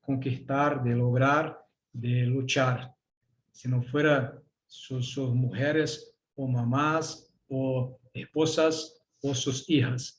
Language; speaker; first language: Spanish; non-native, learner; Portuguese